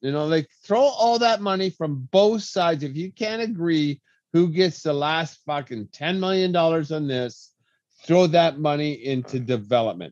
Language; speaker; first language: English; native; English